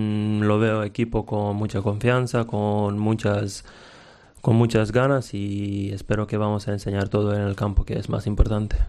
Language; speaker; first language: Spanish; non-native, fluent; Serbian